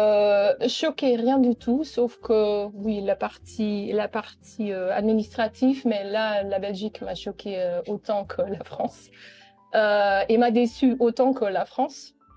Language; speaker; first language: French; non-native, local second language; Dutch